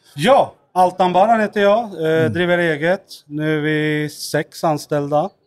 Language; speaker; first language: Swedish; native; Swedish